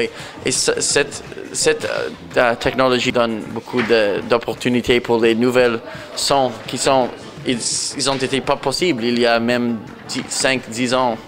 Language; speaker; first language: French; non-native, local second language; English